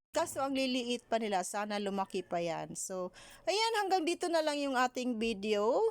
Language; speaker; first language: Filipino; native; Filipino